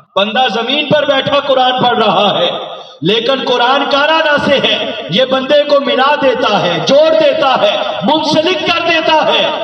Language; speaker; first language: Urdu; non-native, local second language; Punjabi